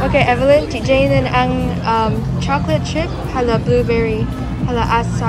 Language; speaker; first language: Vietnamese; early bilingual, heritage; Vietnamese